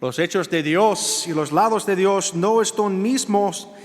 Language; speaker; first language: Spanish; non-native, learner; English